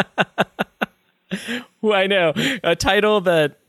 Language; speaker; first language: English; native; English